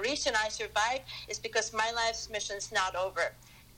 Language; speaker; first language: English; non-native, local second language; Filipino